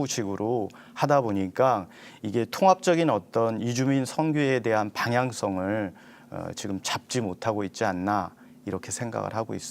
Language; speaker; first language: Korean; native; Korean